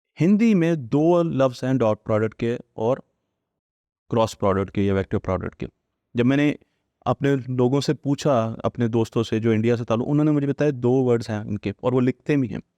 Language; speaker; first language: Urdu; non-native, local second language; Punjabi